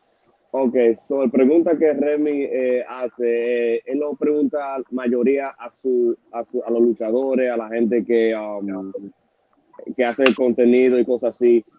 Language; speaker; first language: Spanish; early bilingual, heritage; Spanish